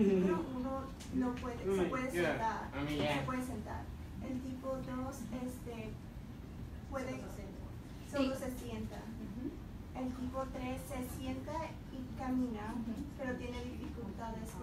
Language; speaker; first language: Spanish; early bilingual, heritage; Spanish